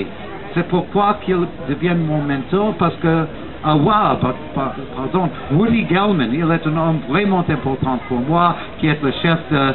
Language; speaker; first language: French; non-native, learner; English